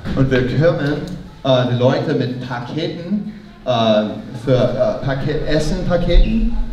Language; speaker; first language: German; non-native, learner; English